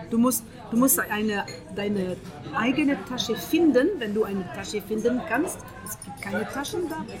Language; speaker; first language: German; non-native, fluent; French